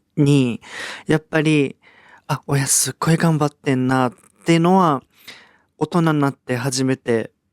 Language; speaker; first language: Japanese; early bilingual, other home language; Portuguese